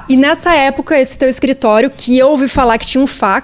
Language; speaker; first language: Portuguese; native; Portuguese